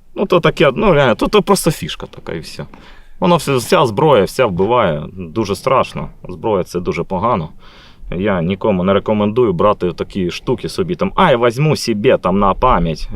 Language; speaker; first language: Ukrainian; non-native, local second language; Russian